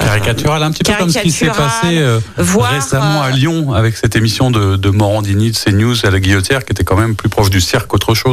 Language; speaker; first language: French; native; French